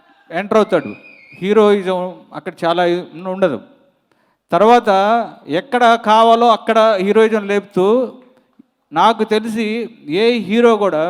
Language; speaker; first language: Telugu; native; Telugu